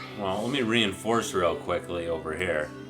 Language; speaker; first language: English; native; English